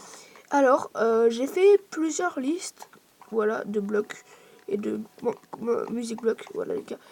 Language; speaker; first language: French; native; French